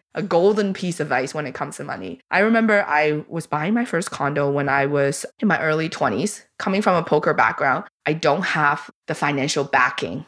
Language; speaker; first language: English; early bilingual, other home language; Chinese